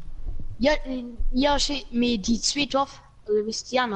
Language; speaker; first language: German; non-native, local second language; Luxembourgish